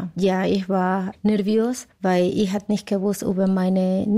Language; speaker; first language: German; non-native, learner; Spanish